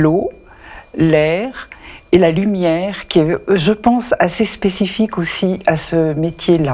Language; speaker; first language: French; native; French